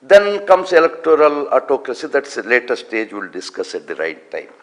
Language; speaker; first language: English; non-native, local second language; Telugu